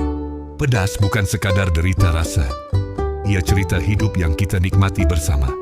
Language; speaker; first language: Malay; native; Malay